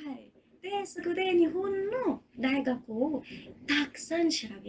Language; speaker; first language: Japanese; non-native, learner; Arabic